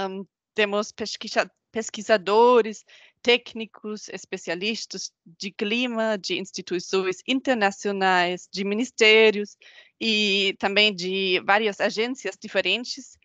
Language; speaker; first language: Portuguese; non-native, fluent; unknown